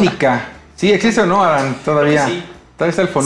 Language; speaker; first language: Spanish; native; Spanish